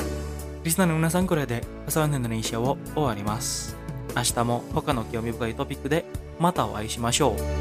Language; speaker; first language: Japanese; non-native, fluent; Indonesian